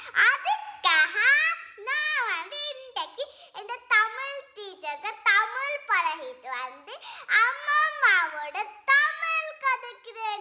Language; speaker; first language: Tamil; early bilingual, heritage; Tamil